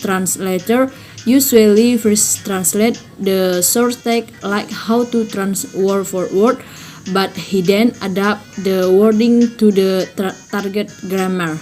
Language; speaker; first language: English; non-native, learner; Indonesian